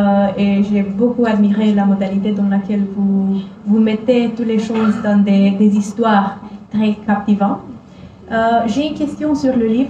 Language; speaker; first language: French; non-native, fluent; Romanian